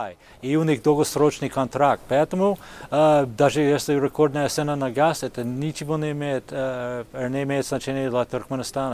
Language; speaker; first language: Russian; non-native, fluent; English